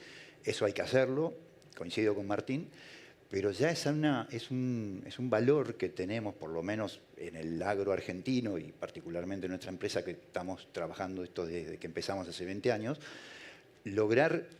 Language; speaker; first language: Spanish; native; Spanish